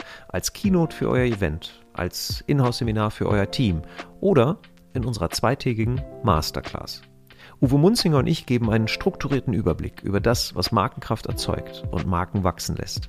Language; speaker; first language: German; native; German